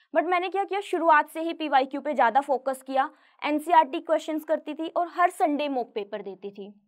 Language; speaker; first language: Hindi; native; Hindi